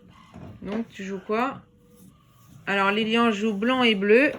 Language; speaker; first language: French; native; French